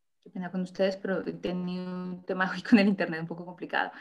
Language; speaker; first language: Spanish; native; Spanish